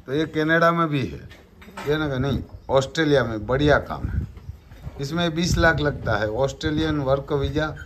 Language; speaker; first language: Hindi; non-native, local second language; Gujarati